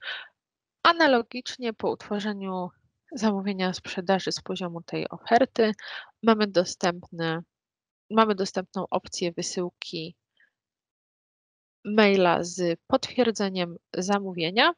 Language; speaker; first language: Polish; native; Polish